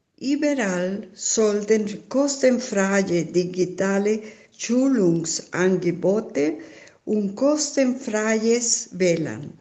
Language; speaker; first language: German; non-native, fluent; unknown